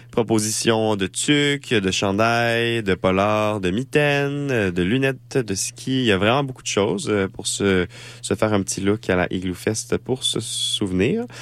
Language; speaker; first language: French; native; French